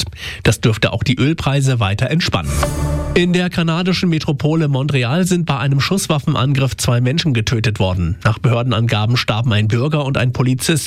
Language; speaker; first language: German; native; German